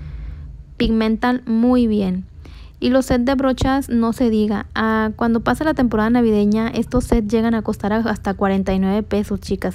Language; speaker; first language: Spanish; native; Spanish